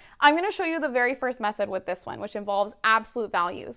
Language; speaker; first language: English; early bilingual, other home language; Spanish